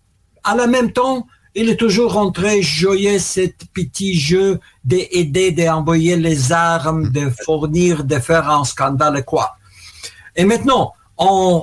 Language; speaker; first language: French; non-native, learner; Russian